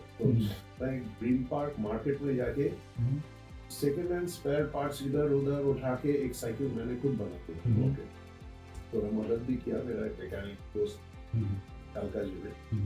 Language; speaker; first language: Hindi; non-native, local second language; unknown